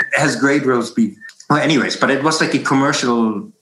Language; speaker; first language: English; non-native, fluent; German